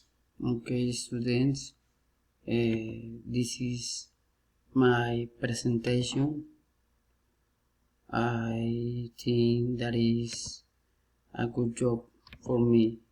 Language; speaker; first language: English; non-native, learner; Spanish